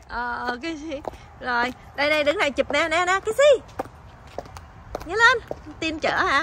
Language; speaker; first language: Vietnamese; native; Vietnamese